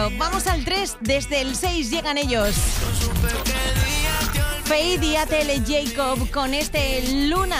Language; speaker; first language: Spanish; native; Spanish